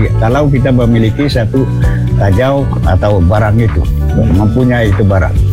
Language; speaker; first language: Malay; non-native, local second language; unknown